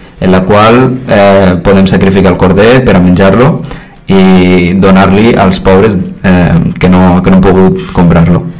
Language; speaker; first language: Catalan; early bilingual, other home language; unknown